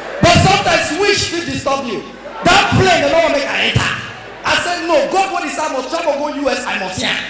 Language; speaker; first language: Nigerian Pidgin; native; Nigerian Pidgin